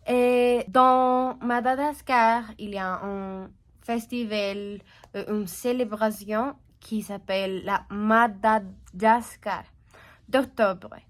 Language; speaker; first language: French; non-native, learner; Spanish